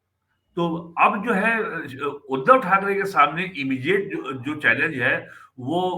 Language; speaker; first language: Hindi; native; Hindi